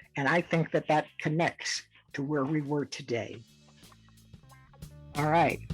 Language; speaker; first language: English; native; English